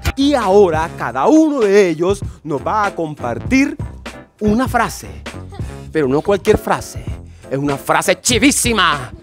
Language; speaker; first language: Spanish; native; Spanish